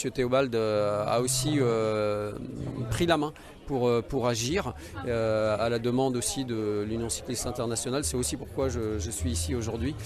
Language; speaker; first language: French; native; French